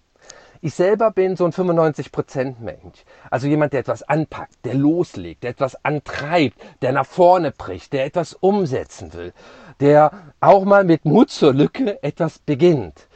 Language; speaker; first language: German; native; German